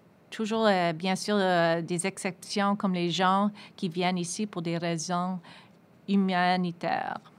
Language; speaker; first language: French; non-native, fluent; English